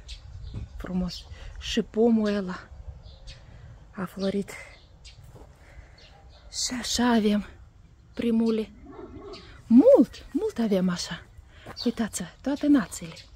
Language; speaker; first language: Romanian; non-native, learner; Russian